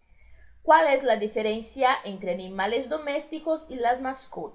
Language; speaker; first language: Spanish; non-native, fluent; Portuguese